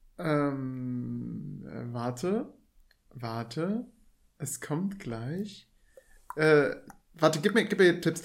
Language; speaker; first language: German; native; German